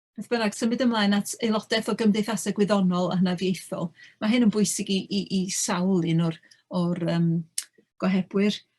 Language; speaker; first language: Welsh; native; Welsh